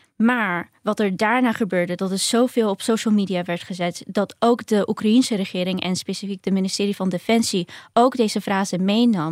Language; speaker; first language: Dutch; early bilingual, other home language; Ukrainian